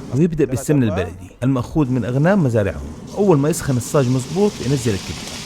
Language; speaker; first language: Arabic; native; Arabic